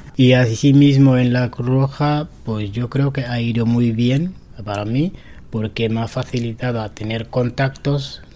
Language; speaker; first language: Spanish; non-native, fluent; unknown